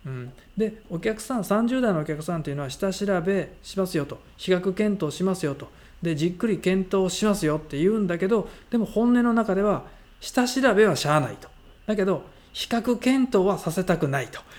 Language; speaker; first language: Japanese; native; Japanese